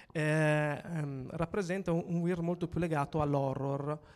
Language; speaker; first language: Italian; native; Italian